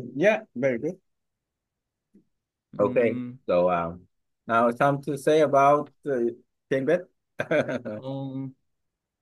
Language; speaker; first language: English; non-native, learner; Korean